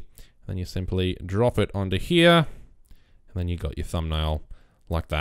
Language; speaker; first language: English; native; English